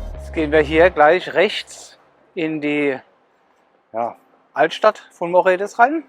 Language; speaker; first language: German; native; German